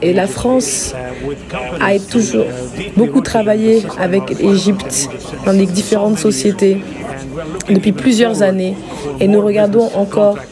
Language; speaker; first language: French; non-native, fluent; Arabic